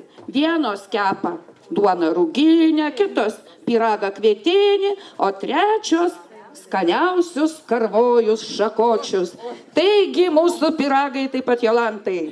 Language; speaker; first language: Lithuanian; native; Lithuanian